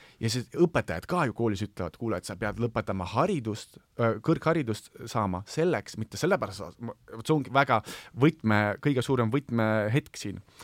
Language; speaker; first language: Estonian; non-native, local second language; Russian